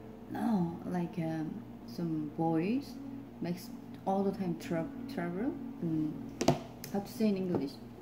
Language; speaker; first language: English; non-native, learner; Korean